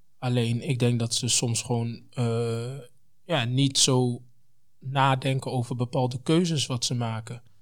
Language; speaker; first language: Dutch; early bilingual, other home language; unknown